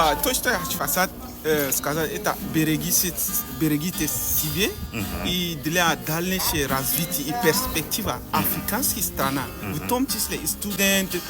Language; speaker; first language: Russian; non-native, fluent; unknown